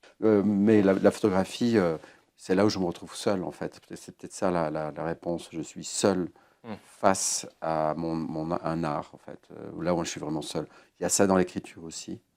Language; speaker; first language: French; native; French